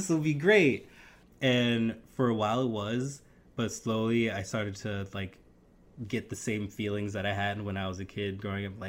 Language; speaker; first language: English; native; English